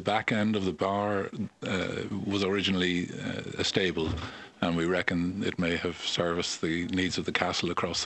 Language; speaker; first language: English; native; English